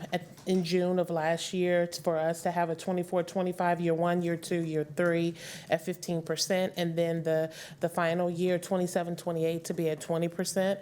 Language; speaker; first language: English; native; English